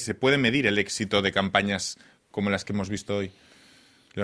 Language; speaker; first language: Spanish; native; Spanish